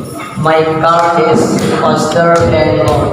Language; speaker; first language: English; non-native, learner; Indonesian